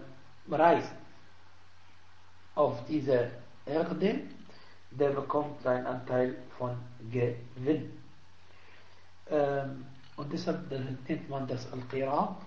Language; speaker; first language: German; non-native, fluent; Arabic